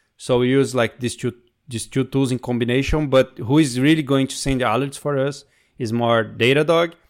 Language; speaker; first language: English; non-native, fluent; Portuguese